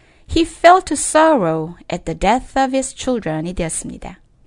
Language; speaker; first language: English; non-native, fluent; Korean